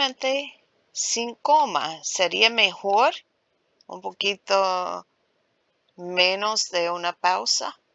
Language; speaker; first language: Spanish; non-native, learner; English